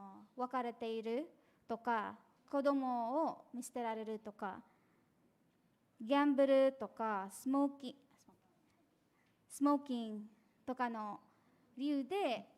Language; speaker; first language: Japanese; non-native, fluent; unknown